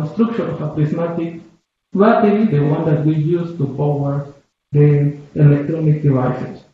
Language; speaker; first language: English; non-native, fluent; Spanish